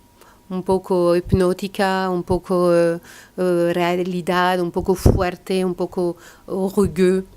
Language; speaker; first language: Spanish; non-native, learner; French